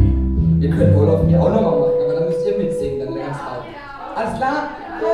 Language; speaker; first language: German; native; German